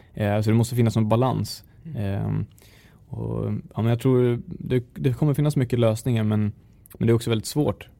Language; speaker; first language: Swedish; native; Swedish